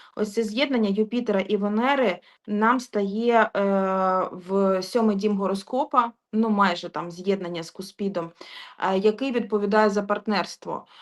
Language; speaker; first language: Ukrainian; non-native, local second language; Russian